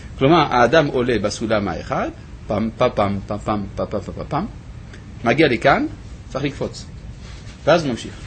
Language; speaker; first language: Hebrew; non-native, fluent; French